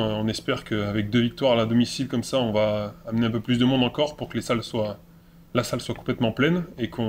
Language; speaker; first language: French; native; French